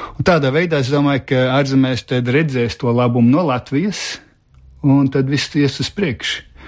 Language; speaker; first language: Latvian; early bilingual, heritage; Latvian